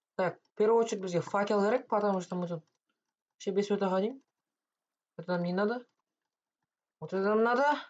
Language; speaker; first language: Russian; non-native, local second language; Kazakh